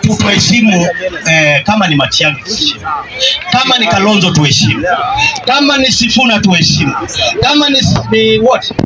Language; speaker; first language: Swahili; non-native, local second language; Kamba